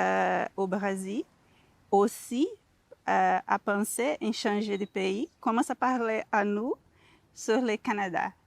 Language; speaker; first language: French; non-native, learner; Portuguese